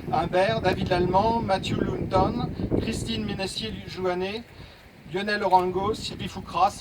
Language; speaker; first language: French; native; French